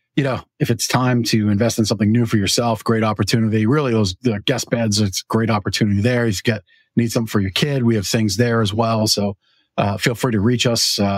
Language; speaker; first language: English; native; English